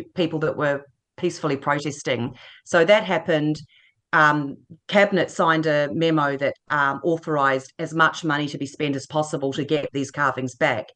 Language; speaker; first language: English; native; English